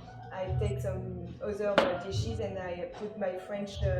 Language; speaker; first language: English; non-native, learner; French